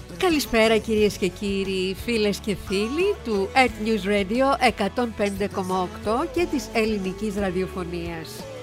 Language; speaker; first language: Greek; native; Greek